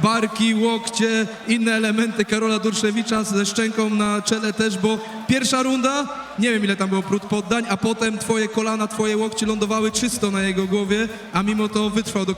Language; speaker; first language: Polish; native; Polish